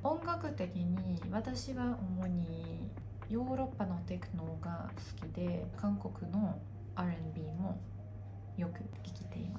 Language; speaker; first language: Japanese; non-native, fluent; Hungarian